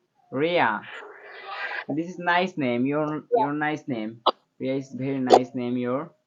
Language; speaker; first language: English; non-native, learner; Bangla